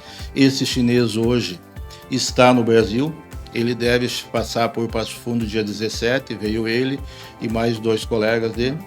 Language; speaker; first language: Portuguese; native; Portuguese